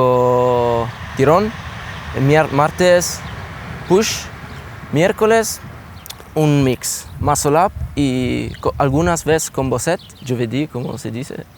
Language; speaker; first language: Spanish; non-native, learner; Italian